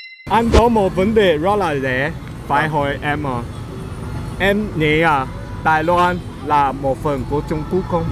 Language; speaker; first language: Vietnamese; non-native, learner; Chinese